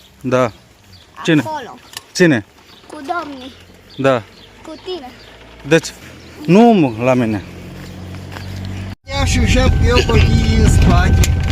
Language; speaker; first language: Romanian; non-native, learner; Bangla